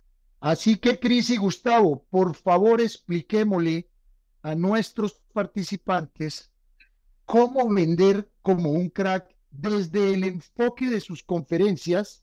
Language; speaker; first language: Spanish; native; Spanish